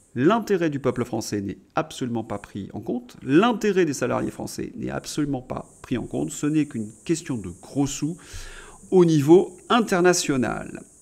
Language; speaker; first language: French; native; French